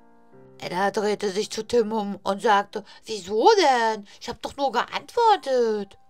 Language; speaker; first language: German; native; German